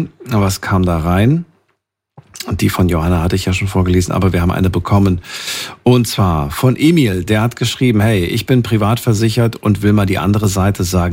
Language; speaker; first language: German; native; German